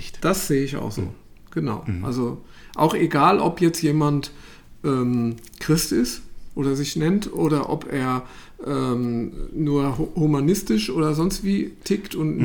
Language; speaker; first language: German; native; German